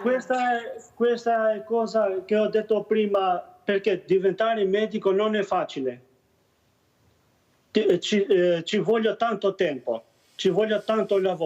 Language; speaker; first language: Italian; non-native, learner; Albanian